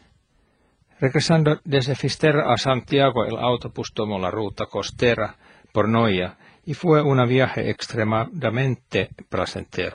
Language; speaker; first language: Spanish; non-native, fluent; Finnish